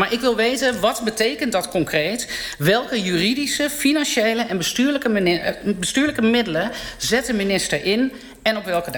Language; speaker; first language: Dutch; native; Dutch